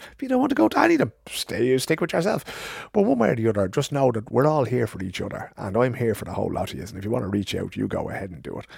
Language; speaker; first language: English; native; English